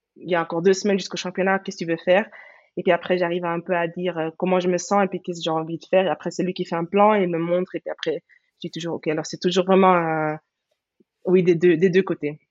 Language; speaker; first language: French; native; French